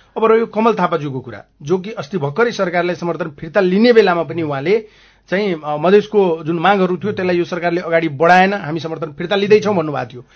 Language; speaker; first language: Nepali; non-native, local second language; Maithili